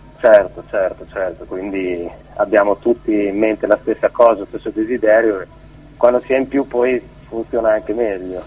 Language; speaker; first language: Italian; early bilingual, heritage; English